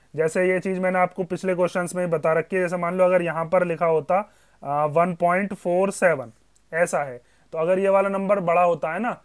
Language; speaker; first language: Hindi; native; Hindi